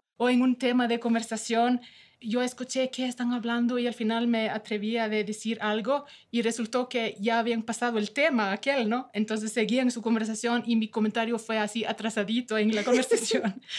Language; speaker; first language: Spanish; non-native, fluent; Norwegian